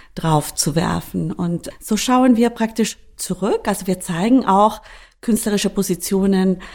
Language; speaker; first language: German; non-native, fluent; Spanish